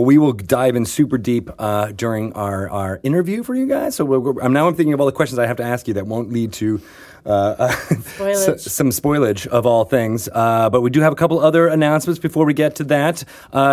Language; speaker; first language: English; native; English